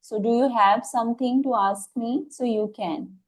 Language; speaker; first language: English; non-native, fluent; Hindi